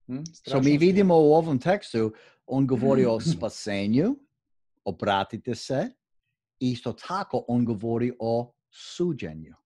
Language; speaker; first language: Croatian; non-native, fluent; English